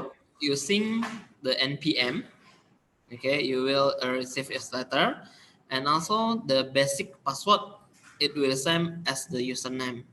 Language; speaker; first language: English; non-native, learner; Indonesian